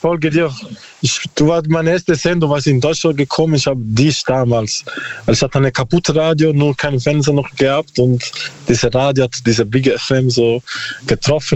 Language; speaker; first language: German; non-native, learner; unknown